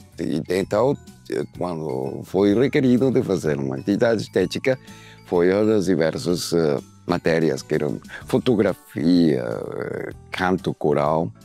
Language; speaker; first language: Portuguese; non-native, learner; Spanish